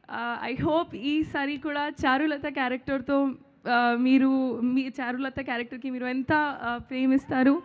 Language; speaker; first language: Telugu; non-native, learner; Hindi